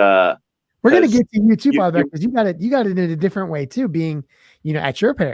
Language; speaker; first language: English; native; English